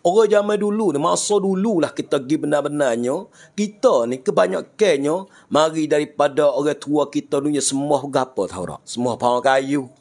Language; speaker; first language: Malay; native; Malay